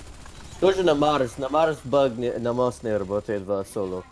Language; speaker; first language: Russian; non-native, learner; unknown